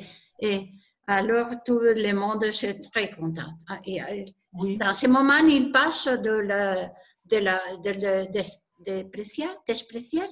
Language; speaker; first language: French; non-native, learner; Spanish